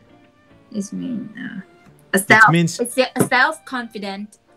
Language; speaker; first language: English; non-native, learner; Thai